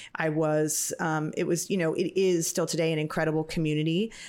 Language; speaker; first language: English; native; English